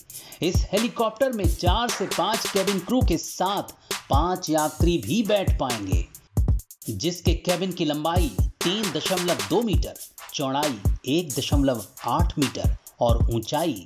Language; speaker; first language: Hindi; native; Hindi